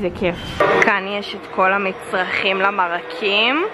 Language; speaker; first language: Hebrew; native; Hebrew